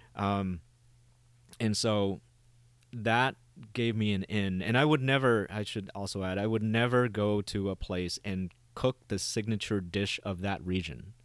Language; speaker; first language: English; early bilingual, other home language; Vietnamese